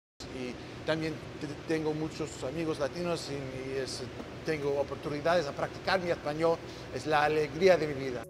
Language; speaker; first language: Spanish; non-native, learner; English